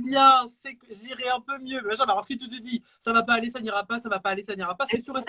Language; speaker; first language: French; native; French